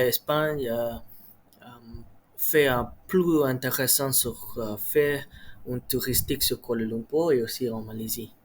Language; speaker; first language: French; non-native, learner; Malay